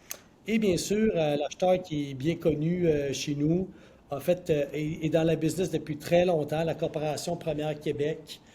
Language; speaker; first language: French; native; French